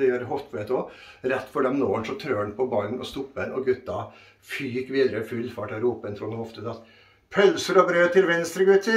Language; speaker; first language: Norwegian; native; Norwegian